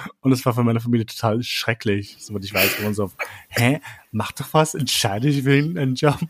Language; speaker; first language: German; early bilingual, other home language; Albanian